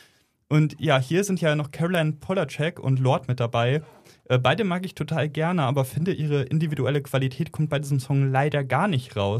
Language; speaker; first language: German; native; German